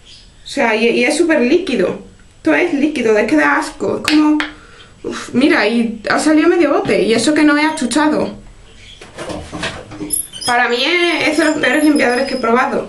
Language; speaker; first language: Spanish; native; Spanish